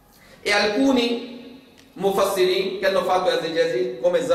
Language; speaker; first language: Italian; non-native, fluent; Urdu